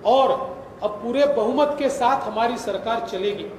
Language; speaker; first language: Hindi; non-native, local second language; Marathi